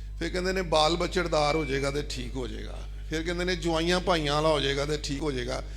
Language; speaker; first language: Urdu; non-native, local second language; Punjabi